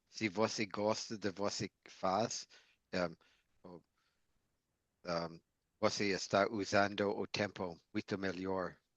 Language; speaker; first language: Portuguese; non-native, learner; English